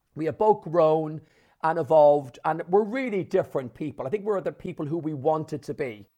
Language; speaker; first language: English; native; English